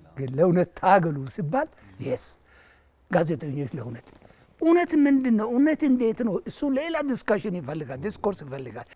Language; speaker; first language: Amharic; non-native, local second language; Wolaytta